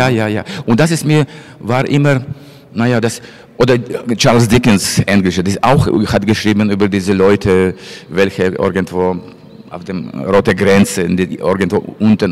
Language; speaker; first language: German; non-native, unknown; Russian